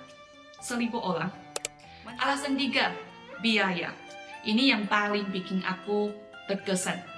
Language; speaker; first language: Indonesian; non-native, fluent; Chinese